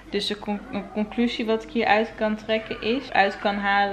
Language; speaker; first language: Dutch; native; Dutch